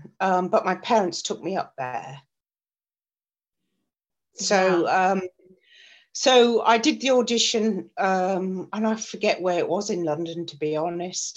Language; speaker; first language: English; native; English